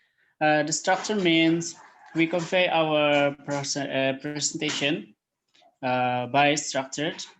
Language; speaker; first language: English; non-native, learner; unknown